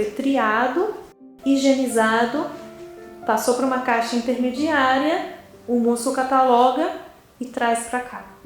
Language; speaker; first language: Portuguese; native; Portuguese